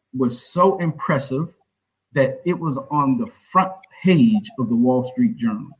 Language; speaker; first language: English; native; English